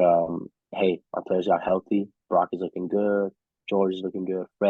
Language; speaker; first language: English; native; English